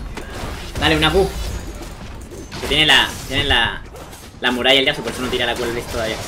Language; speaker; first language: Spanish; native; Spanish